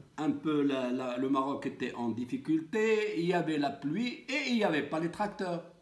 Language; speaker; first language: French; non-native, local second language; Arabic